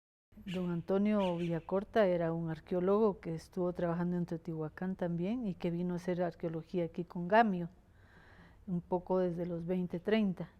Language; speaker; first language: Spanish; native; Spanish